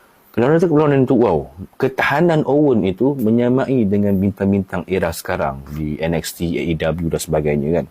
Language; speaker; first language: Malay; native; Malay